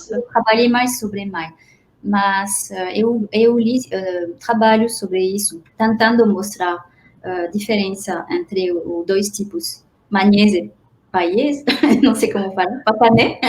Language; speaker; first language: Portuguese; non-native, fluent; French